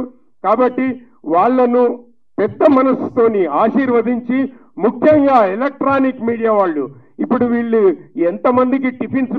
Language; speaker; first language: Telugu; native; Telugu